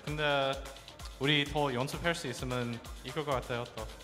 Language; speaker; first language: Korean; non-native, learner; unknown